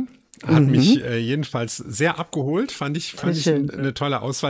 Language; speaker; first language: German; native; German